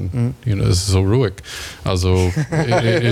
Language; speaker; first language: German; non-native, learner; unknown